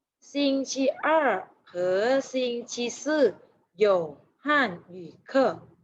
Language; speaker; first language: Chinese; non-native, fluent; Thai